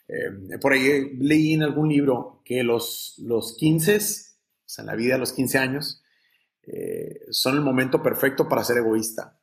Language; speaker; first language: Spanish; native; Spanish